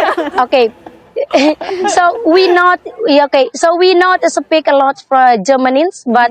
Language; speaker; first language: English; non-native, learner; Indonesian